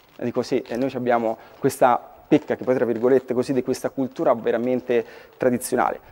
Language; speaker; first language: Italian; native; Italian